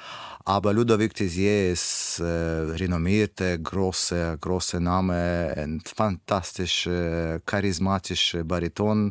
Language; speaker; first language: German; non-native, learner; Russian